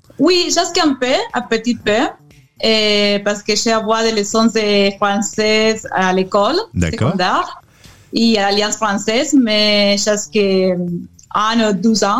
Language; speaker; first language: French; non-native, learner; Spanish